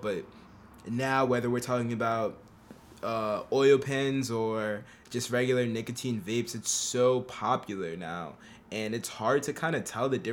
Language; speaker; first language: English; native; English